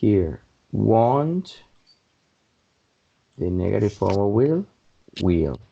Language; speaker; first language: English; non-native, fluent; Spanish